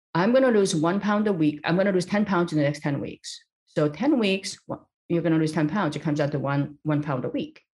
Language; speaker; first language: English; early bilingual, other home language; Korean